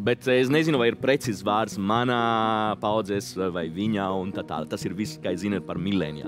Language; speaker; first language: Latvian; non-native, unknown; Italian